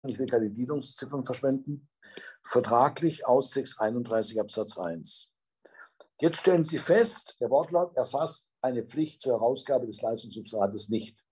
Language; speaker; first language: German; native; German